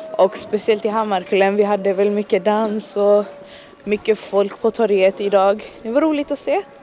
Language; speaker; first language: Swedish; early bilingual, other home language; Arabic